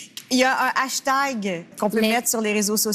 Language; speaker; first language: French; native; French